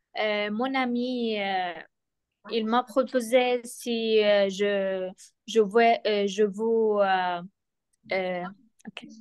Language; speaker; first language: French; non-native, learner; Arabic